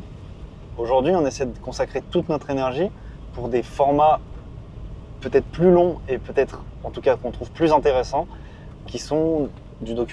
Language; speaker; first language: French; native; French